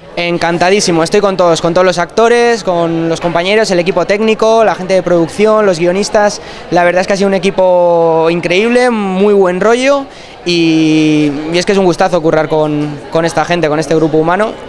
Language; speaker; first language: Spanish; native; Spanish